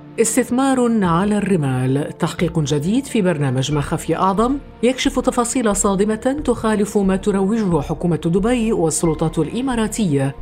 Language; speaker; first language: Arabic; native; Arabic